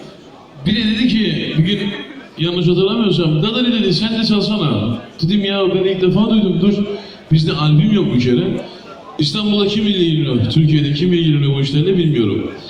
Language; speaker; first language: Turkish; native; Turkish